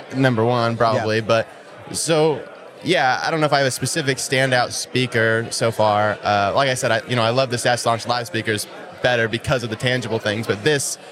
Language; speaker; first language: English; native; English